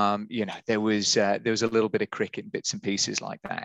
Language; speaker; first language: English; native; English